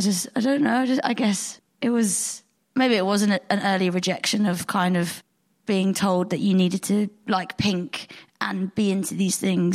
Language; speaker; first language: English; native; English